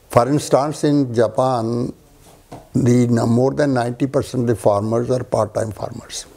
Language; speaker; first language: English; non-native, local second language; Punjabi